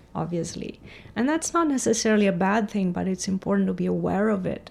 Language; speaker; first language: English; non-native, fluent; Romanian